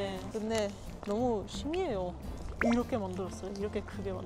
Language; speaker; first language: Korean; non-native, learner; Papiamento